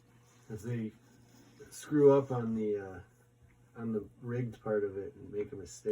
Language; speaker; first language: English; native; English